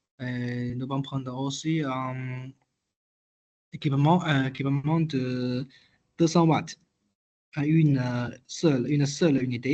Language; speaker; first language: French; non-native, learner; Chinese